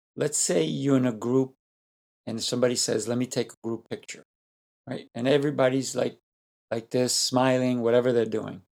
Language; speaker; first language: English; non-native, fluent; Spanish